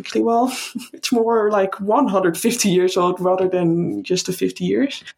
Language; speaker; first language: English; non-native, fluent; Dutch